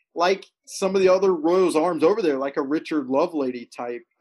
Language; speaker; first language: English; native; English